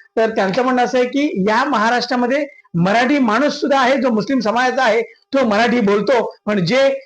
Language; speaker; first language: Marathi; native; Marathi